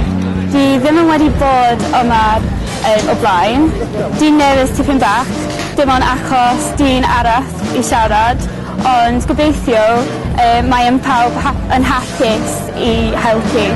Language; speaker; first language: Welsh; non-native, learner; English